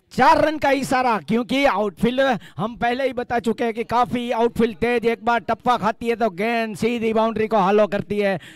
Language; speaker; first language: Hindi; non-native, local second language; Gujarati